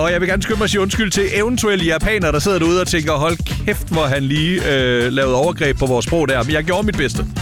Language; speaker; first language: Danish; native; Danish